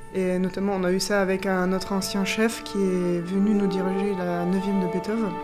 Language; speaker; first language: French; non-native, fluent; German